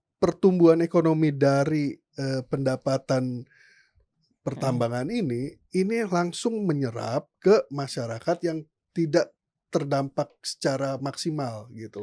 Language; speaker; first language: Indonesian; native; Indonesian